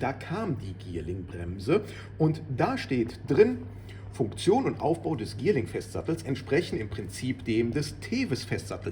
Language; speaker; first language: German; native; German